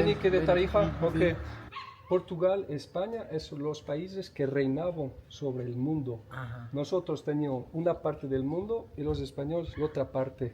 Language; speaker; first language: Spanish; non-native, learner; Portuguese